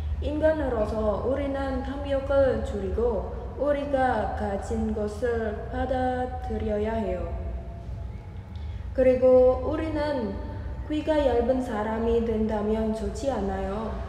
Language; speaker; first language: Korean; non-native, learner; Indonesian